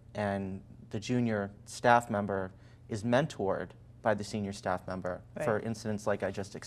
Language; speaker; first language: English; native; English